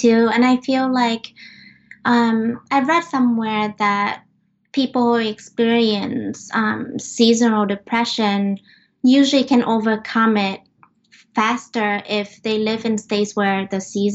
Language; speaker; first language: English; non-native, fluent; Vietnamese